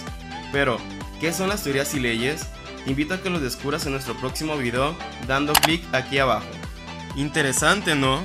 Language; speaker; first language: Spanish; native; Spanish